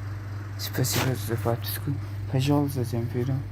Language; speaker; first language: Russian; non-native, learner; Tajik